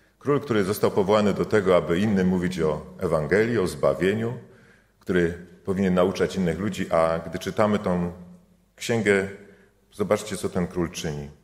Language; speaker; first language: Polish; native; Polish